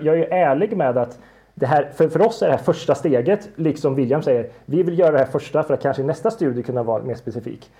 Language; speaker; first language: Swedish; native; Swedish